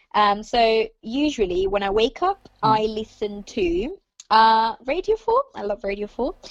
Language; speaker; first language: English; non-native, fluent; Italian